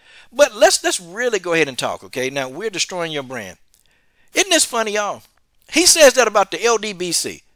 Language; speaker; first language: English; native; English